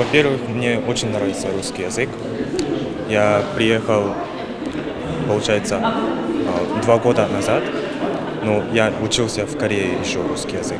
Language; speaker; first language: Russian; non-native, learner; Korean